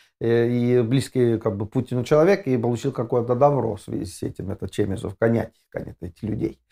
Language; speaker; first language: Russian; non-native, fluent; Estonian